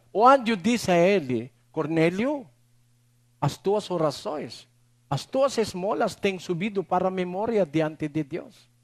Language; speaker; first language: Portuguese; non-native, learner; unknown